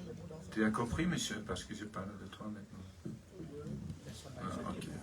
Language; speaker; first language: French; non-native, learner; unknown